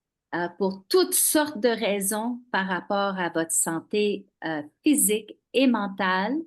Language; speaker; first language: French; non-native, local second language; English